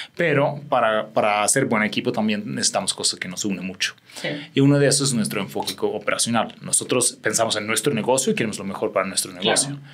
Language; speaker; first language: Spanish; non-native, fluent; Swedish